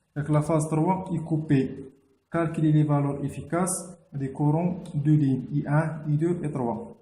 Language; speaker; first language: French; non-native, local second language; Arabic